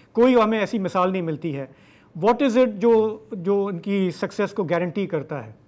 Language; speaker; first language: Urdu; non-native, local second language; Sindhi